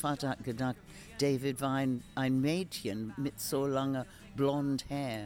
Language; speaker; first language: German; non-native, fluent; English